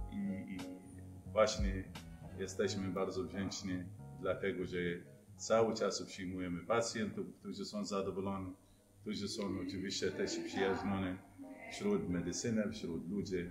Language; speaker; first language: Polish; non-native, fluent; Arabic